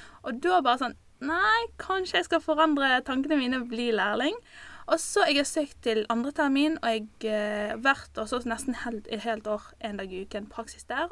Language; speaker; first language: Norwegian; non-native, fluent; Arabic